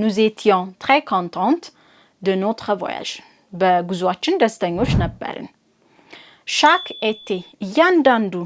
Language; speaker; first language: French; non-native, fluent; Amharic